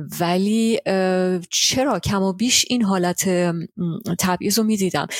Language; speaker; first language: Persian; early bilingual, heritage; Persian